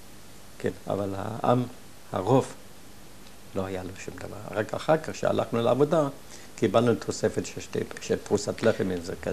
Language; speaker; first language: Hebrew; non-native, fluent; German